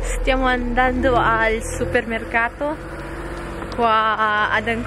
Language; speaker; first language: Italian; non-native, fluent; Filipino